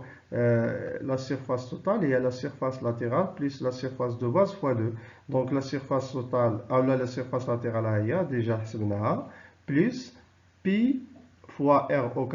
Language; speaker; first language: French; non-native, local second language; Arabic